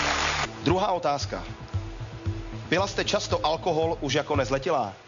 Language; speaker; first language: Czech; native; Czech